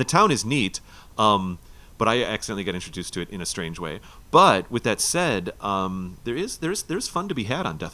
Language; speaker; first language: English; native; English